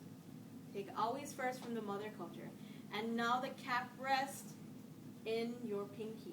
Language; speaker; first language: English; native; English